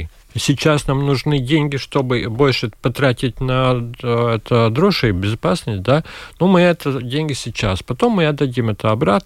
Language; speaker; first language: Russian; non-native, local second language; Latvian